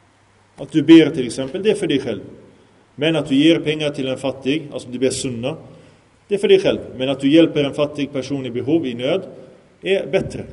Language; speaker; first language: Swedish; early bilingual, other home language; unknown